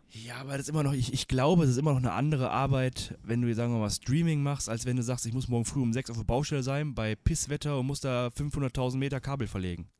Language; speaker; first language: German; early bilingual, other home language; Turkish